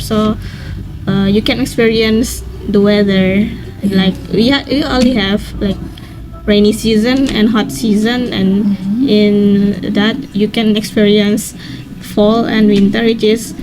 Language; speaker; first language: English; non-native, learner; Indonesian